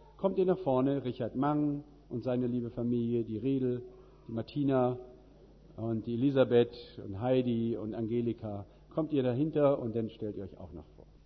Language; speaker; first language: German; native; German